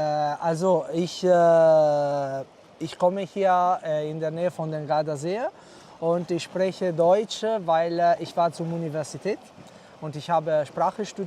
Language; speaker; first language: German; non-native, learner; Italian